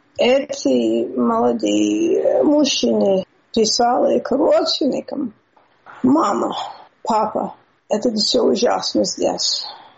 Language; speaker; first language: Russian; non-native, fluent; English